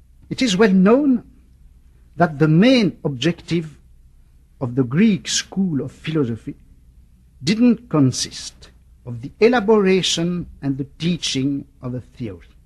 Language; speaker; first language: English; non-native, fluent; French